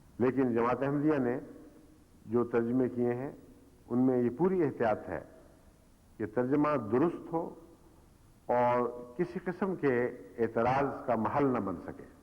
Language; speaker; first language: Urdu; native; Urdu